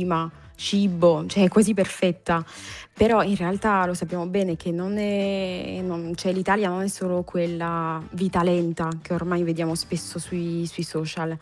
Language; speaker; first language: Italian; non-native, fluent; French